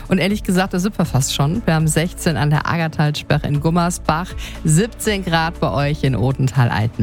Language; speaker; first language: German; native; German